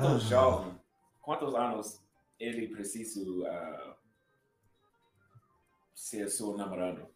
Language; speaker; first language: Portuguese; non-native, learner; English